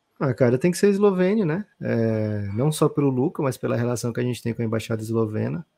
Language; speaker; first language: Portuguese; native; Portuguese